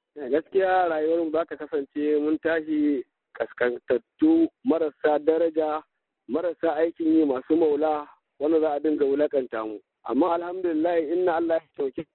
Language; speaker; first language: Hausa; native; Hausa